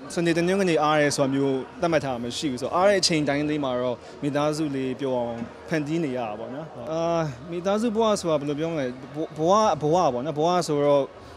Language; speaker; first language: Burmese; native; Burmese